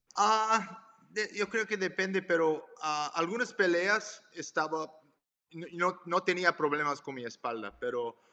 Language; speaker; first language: Spanish; early bilingual, heritage; Spanish